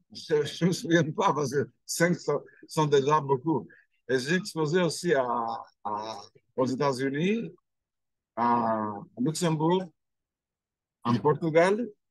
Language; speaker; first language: French; non-native, fluent; Albanian